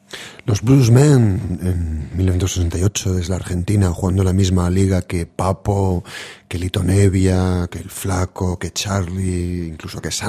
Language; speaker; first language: Spanish; native; Spanish